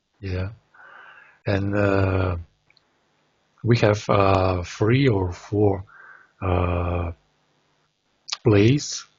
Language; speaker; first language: English; non-native, learner; Russian